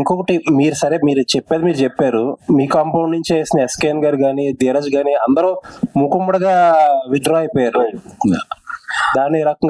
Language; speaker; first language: Telugu; native; Telugu